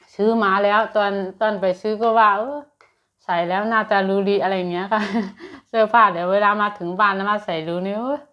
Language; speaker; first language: Thai; native; Thai